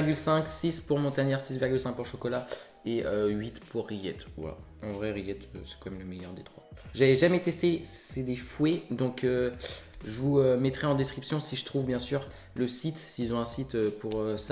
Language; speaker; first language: French; native; French